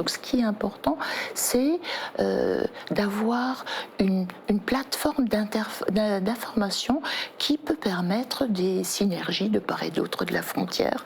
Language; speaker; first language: French; native; French